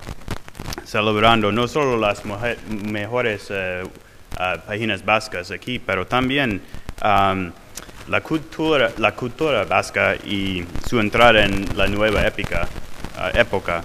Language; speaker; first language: Spanish; non-native, fluent; English